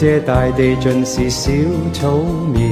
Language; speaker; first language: Cantonese; native; Cantonese